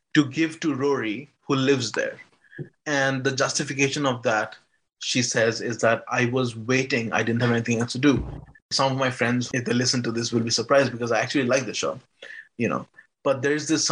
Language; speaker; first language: English; non-native, local second language; Bangla